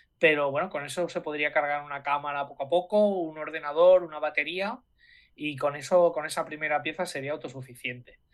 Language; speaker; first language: Spanish; native; Spanish